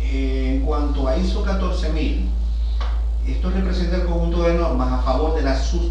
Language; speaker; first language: Spanish; native; Spanish